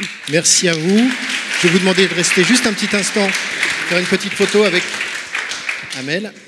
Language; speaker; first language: French; native; French